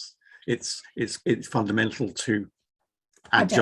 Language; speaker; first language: English; native; English